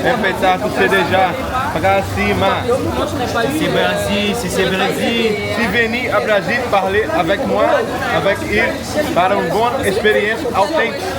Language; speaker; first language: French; non-native, learner; Portuguese